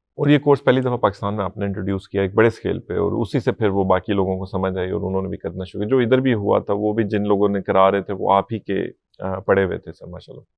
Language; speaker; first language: Urdu; native; Urdu